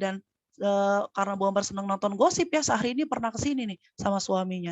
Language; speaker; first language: Indonesian; native; Indonesian